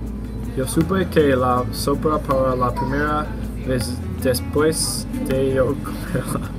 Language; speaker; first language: Spanish; non-native, learner; English